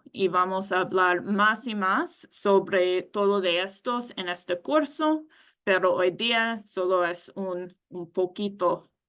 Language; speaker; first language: Spanish; non-native, learner; English